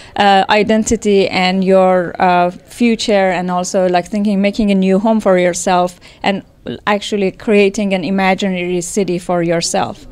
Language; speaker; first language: English; non-native, fluent; Persian